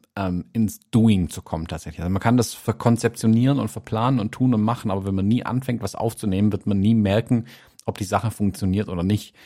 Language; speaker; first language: German; non-native, fluent; English